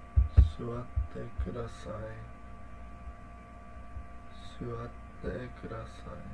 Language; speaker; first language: Japanese; non-native, learner; English